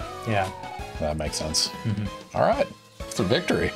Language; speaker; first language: English; native; English